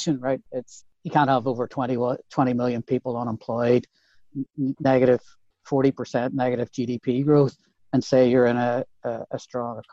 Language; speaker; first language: English; native; English